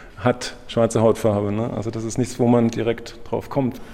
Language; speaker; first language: German; non-native, fluent; Malay